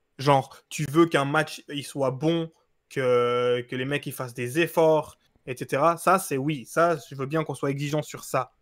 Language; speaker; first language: French; early bilingual, other home language; Portuguese